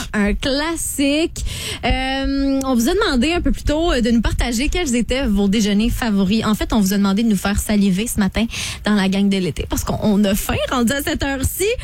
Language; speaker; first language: French; native; French